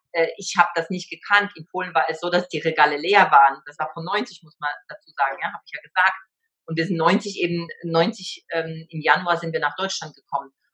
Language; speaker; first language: German; early bilingual, other home language; Polish